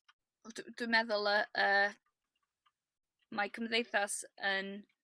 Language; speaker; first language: Welsh; non-native, learner; English